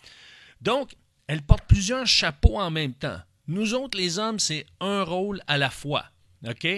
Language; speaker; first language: French; native; French